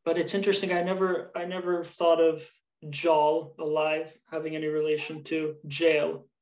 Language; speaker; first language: English; early bilingual, other home language; Albanian